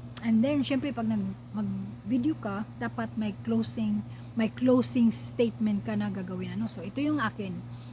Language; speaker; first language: Filipino; non-native, local second language; Cebuano